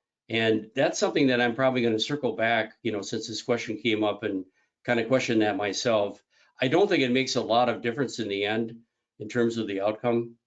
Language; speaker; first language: English; native; English